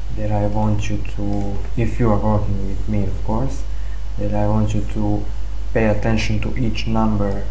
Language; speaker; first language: English; non-native, fluent; Serbian